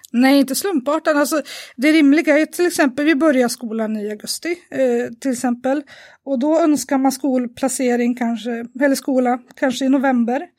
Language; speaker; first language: Swedish; native; Swedish